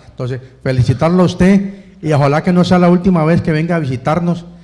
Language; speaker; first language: Spanish; native; Spanish